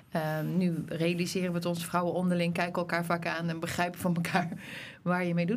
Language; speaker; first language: Dutch; native; Dutch